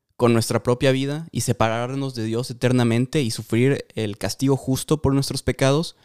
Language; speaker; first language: Spanish; native; Spanish